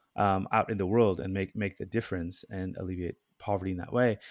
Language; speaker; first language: English; native; English